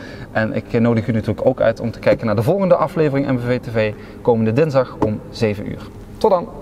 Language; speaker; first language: Dutch; native; Dutch